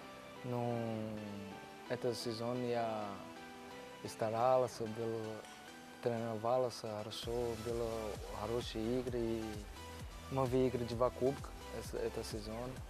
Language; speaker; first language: Russian; non-native, learner; Portuguese